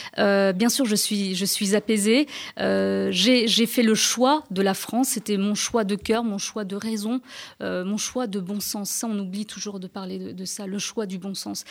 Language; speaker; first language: French; early bilingual, other home language; Turkish